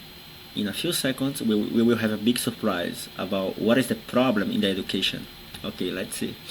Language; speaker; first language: English; non-native, fluent; Portuguese